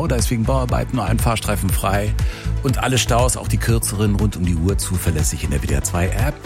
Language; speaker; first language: German; native; German